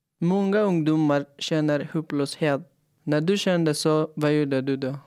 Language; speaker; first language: Swedish; non-native, learner; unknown